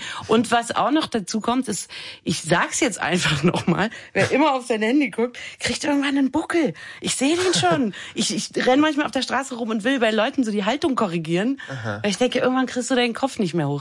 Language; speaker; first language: German; native; German